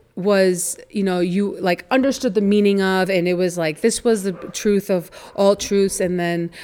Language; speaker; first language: English; native; English